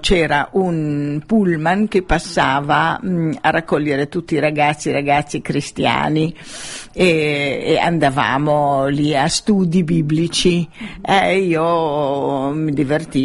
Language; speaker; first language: Italian; non-native, fluent; Arabic